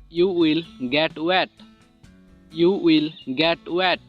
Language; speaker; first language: English; non-native, local second language; Odia